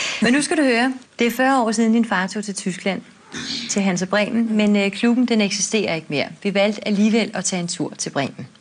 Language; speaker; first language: Danish; native; Danish